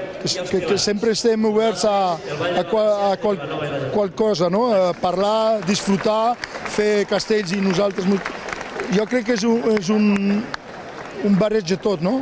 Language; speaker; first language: Catalan; non-native, local second language; French